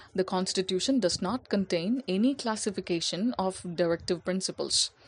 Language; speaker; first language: English; non-native, local second language; Tamil